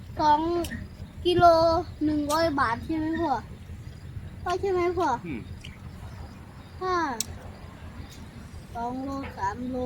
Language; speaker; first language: Thai; non-native, local second language; Northeastern Thai